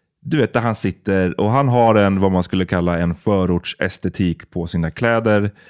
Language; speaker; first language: Swedish; native; Swedish